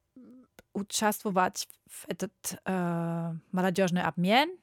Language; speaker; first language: Russian; non-native, learner; German